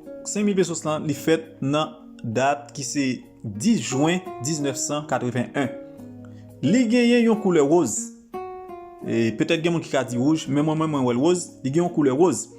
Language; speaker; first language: French; non-native, local second language; Haitian Creole